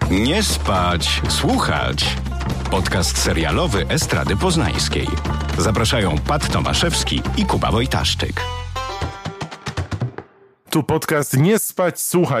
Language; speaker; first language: Polish; native; Polish